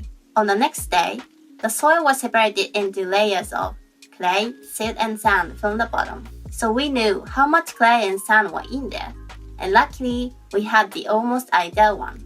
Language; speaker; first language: English; non-native, fluent; Japanese